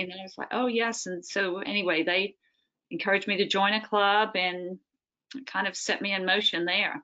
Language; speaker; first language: English; native; English